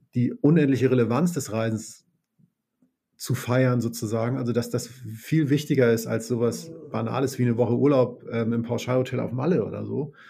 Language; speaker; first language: German; native; German